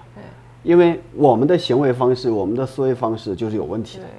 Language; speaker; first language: Chinese; native; Chinese